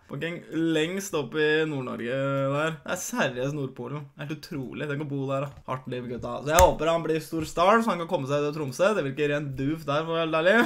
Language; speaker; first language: Norwegian; early bilingual, other home language; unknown